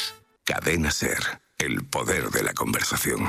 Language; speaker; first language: Spanish; native; Spanish